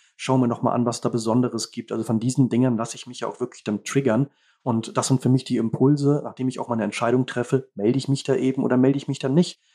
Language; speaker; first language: German; native; German